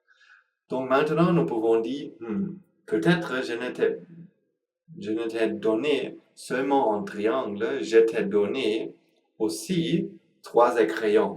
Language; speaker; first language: French; non-native, learner; Sinhala